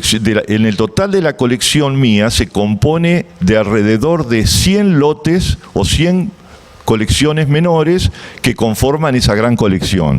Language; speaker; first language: Spanish; native; Spanish